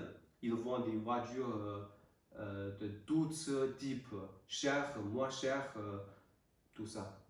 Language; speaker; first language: French; non-native, learner; Chinese